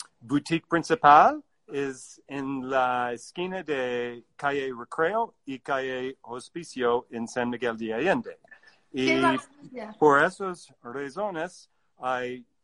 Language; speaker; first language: Spanish; non-native, learner; English